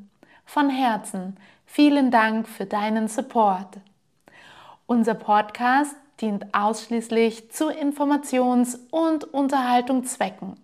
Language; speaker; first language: German; native; German